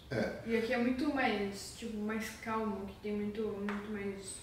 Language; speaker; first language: Portuguese; early bilingual, heritage; Portuguese